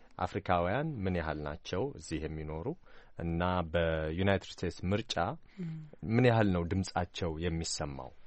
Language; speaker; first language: Amharic; native; Amharic